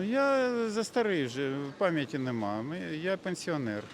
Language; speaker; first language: Ukrainian; non-native, local second language; Russian